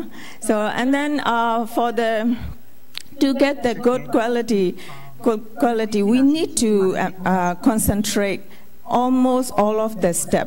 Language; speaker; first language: English; non-native, fluent; Burmese